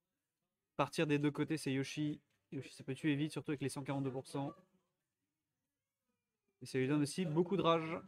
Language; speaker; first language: French; native; French